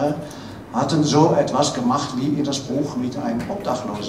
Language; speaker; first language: German; non-native, fluent; Dutch